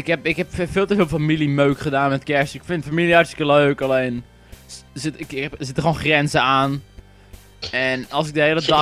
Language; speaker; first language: Dutch; native; Dutch